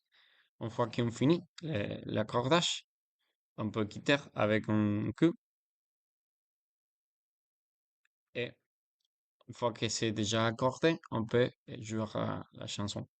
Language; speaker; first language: French; non-native, learner; Spanish